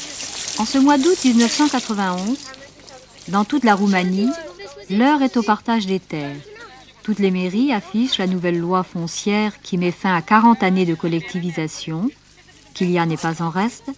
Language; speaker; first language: French; native; French